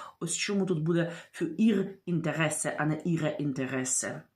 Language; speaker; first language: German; non-native, fluent; Ukrainian